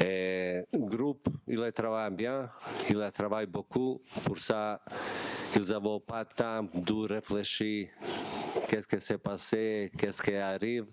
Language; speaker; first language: French; non-native, learner; Bosnian